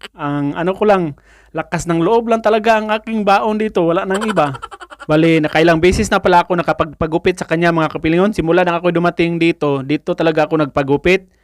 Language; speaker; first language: Filipino; non-native, local second language; Cebuano